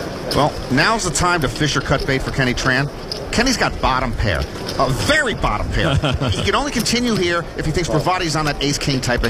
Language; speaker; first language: English; native; English